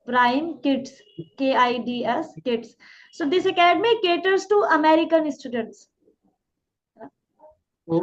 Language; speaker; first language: English; non-native, local second language; Hindi